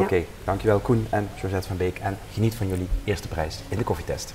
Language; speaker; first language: Dutch; native; Dutch